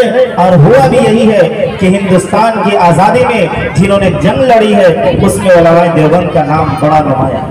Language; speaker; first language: Urdu; native; Urdu